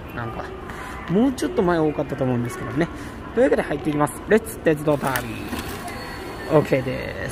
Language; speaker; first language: Japanese; native; Japanese